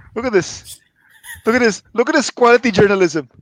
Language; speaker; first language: English; non-native, local second language; Filipino